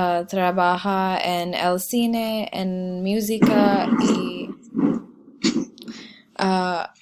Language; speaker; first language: Spanish; non-native, learner; English